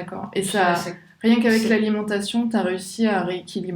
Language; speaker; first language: French; native; French